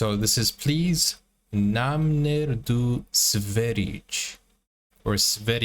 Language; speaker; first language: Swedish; non-native, learner; Portuguese